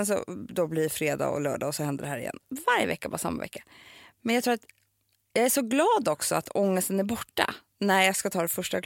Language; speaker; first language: Swedish; native; Swedish